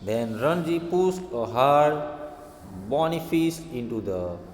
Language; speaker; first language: English; non-native, local second language; Hindi